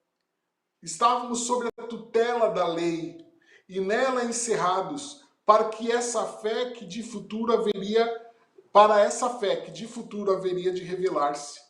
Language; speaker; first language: Portuguese; native; Portuguese